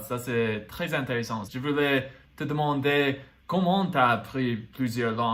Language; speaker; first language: French; non-native, fluent; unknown